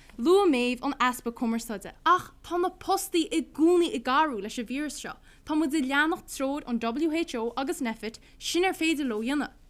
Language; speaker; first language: Irish; native; Irish